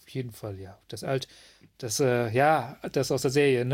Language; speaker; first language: German; native; German